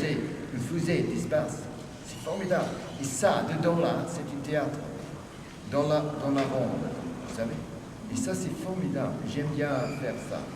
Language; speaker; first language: French; non-native, fluent; English